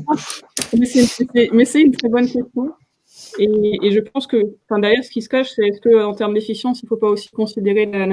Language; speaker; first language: French; native; French